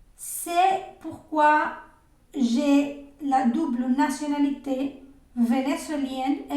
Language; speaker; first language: French; non-native, learner; Spanish